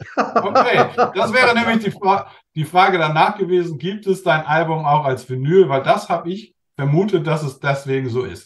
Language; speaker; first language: German; native; German